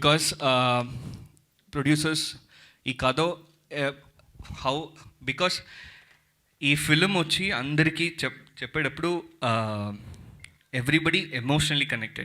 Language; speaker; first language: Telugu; early bilingual, heritage; Telugu